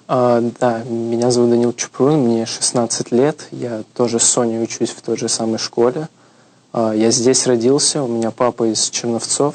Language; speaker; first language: Russian; early bilingual, heritage; Russian